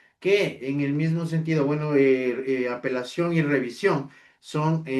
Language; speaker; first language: Spanish; native; Spanish